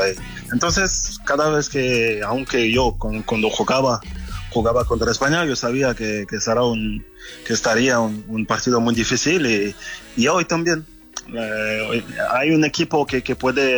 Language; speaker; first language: Spanish; non-native, fluent; French